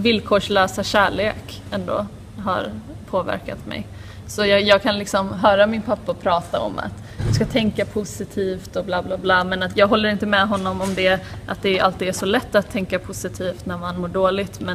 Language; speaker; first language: Swedish; native; Swedish